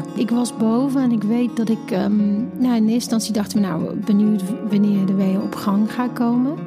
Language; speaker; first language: Dutch; non-native, fluent; English